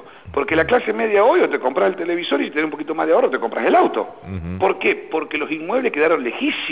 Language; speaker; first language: Spanish; native; Spanish